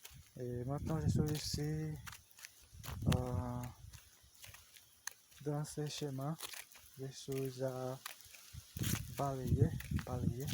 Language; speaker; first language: French; non-native, learner; Portuguese